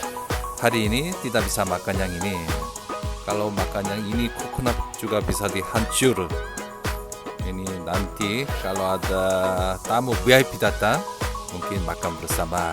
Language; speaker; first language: Indonesian; non-native, learner; Korean